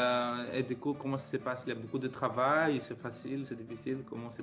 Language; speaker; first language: French; non-native, fluent; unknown